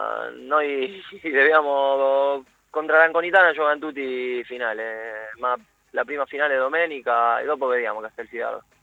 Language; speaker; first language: Italian; non-native, learner; Spanish